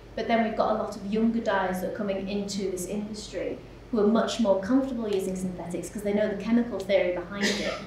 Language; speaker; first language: English; native; English